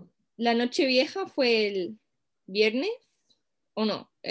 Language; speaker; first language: Spanish; non-native, fluent; English